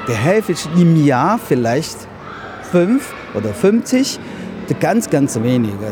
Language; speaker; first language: German; non-native, learner; Chinese